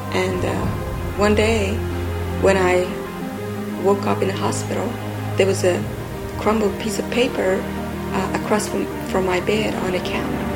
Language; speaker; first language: English; non-native, fluent; Persian